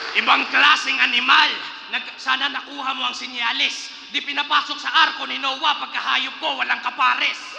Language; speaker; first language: Filipino; non-native, local second language; Cebuano